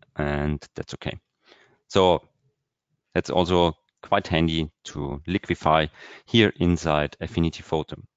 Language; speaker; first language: English; non-native, fluent; German